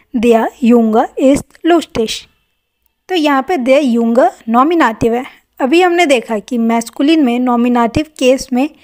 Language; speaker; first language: Hindi; native; Hindi